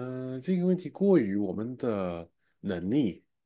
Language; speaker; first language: Chinese; non-native, fluent; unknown